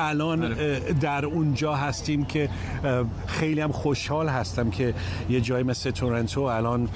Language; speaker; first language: Persian; early bilingual, heritage; English